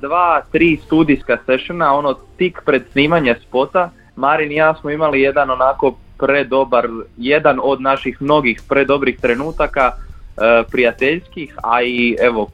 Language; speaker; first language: Croatian; native; Croatian